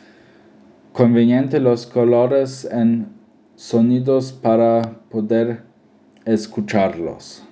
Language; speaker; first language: Spanish; non-native, learner; German